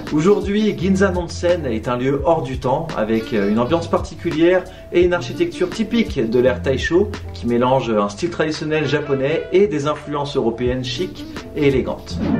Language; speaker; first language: French; native; French